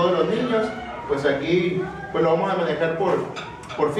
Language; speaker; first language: Spanish; native; Spanish